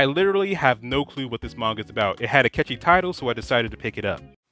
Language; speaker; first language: English; native; English